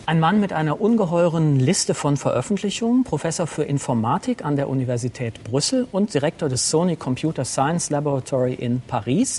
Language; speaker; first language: German; native; German